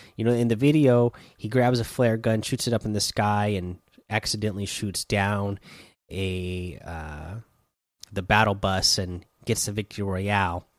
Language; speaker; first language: English; native; English